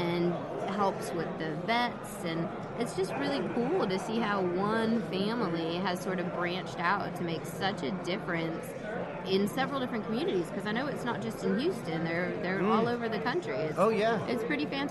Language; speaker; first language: English; native; English